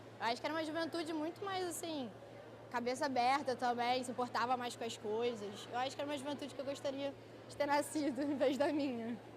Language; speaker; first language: Portuguese; native; Portuguese